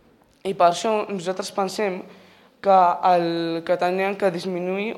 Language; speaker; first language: Catalan; non-native, local second language; Spanish